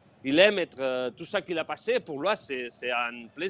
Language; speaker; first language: French; non-native, fluent; Spanish